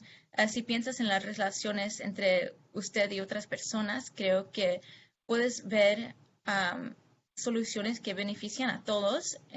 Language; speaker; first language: Spanish; non-native, fluent; English